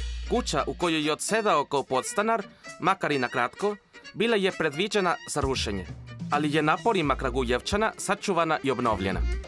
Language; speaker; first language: Croatian; non-native, fluent; Spanish